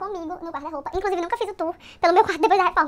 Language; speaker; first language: Portuguese; native; Portuguese